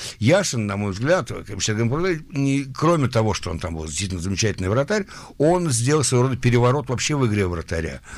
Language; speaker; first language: Russian; early bilingual, heritage; Russian